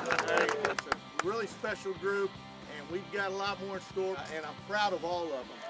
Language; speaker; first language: English; native; English